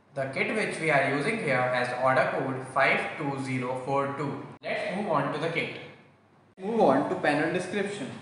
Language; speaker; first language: English; non-native, local second language; Hindi